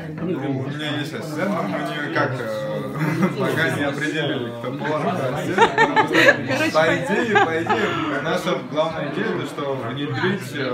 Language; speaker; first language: Russian; non-native, fluent; Georgian